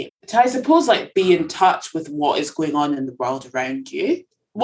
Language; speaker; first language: English; native; English